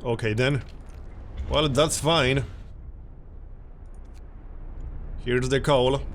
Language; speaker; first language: English; native; English